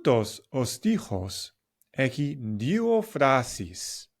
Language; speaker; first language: Greek; non-native, learner; English